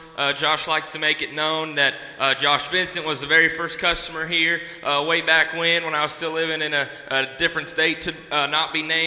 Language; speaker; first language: English; native; English